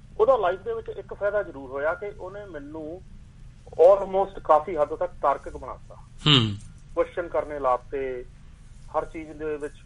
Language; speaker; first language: Punjabi; non-native, local second language; Hindi